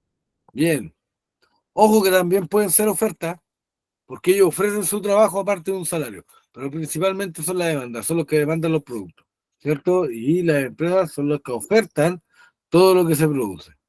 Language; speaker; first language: Spanish; native; Spanish